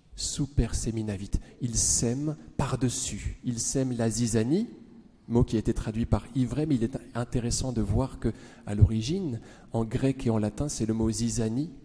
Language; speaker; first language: French; native; French